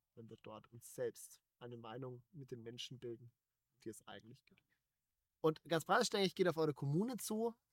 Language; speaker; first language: German; native; German